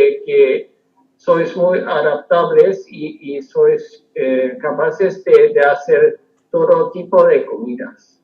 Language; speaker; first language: Spanish; non-native, fluent; Swedish